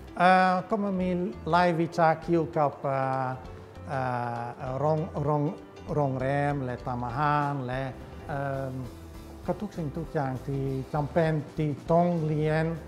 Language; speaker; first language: Thai; non-native, fluent; Dutch